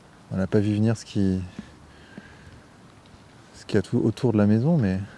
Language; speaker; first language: French; native; French